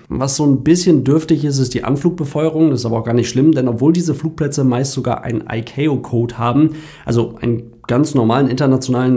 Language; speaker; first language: German; native; German